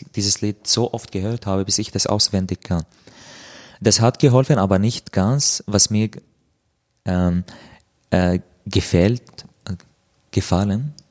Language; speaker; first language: German; non-native, fluent; Arabic